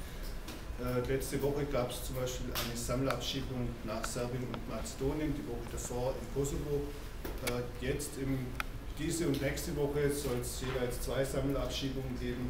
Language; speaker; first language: German; native; German